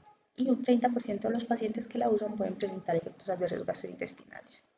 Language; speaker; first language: Spanish; native; Spanish